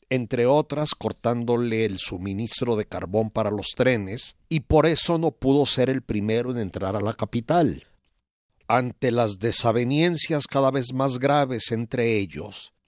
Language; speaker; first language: Spanish; native; Spanish